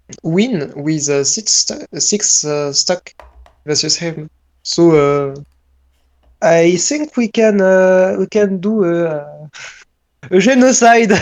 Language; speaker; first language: English; non-native, learner; French